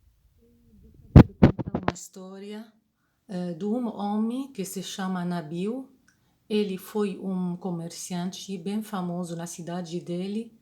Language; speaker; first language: Portuguese; non-native, fluent; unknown